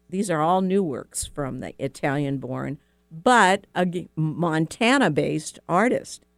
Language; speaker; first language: English; native; English